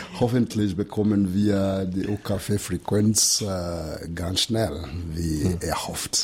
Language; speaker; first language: German; non-native, learner; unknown